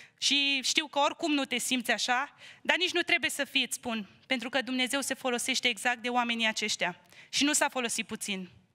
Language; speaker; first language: Romanian; native; Romanian